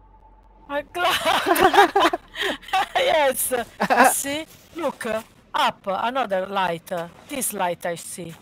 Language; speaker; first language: English; non-native, learner; Hungarian